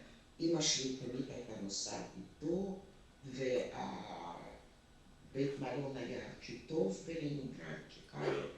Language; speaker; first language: Hebrew; non-native, fluent; Russian